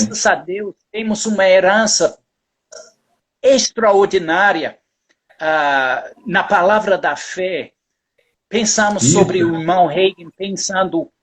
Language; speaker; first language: Portuguese; non-native, fluent; English